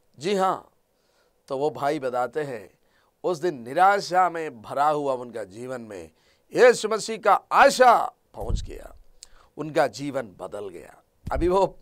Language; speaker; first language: Hindi; non-native, local second language; Malayalam